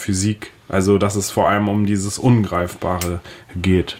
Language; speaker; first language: German; native; German